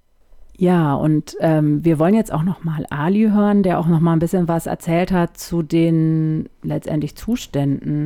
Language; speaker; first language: German; native; German